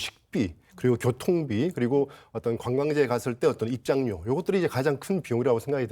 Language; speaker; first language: Korean; native; Korean